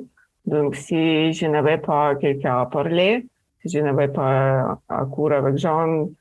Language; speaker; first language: French; non-native, learner; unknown